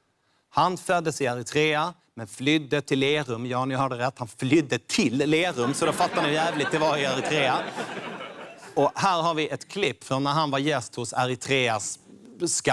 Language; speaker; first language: Swedish; native; Swedish